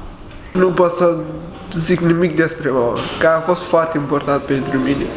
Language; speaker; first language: Romanian; non-native, learner; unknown